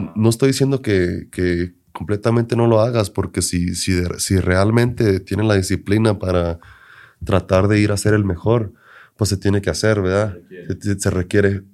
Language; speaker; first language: Spanish; early bilingual, heritage; Spanish